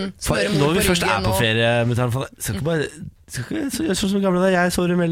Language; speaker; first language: Norwegian; native; Norwegian